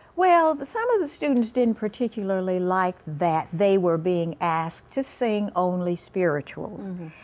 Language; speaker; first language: English; native; English